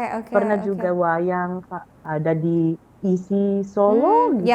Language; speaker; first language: Indonesian; non-native, fluent; Filipino